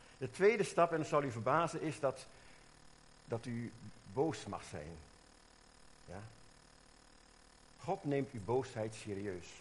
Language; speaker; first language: Dutch; native; Dutch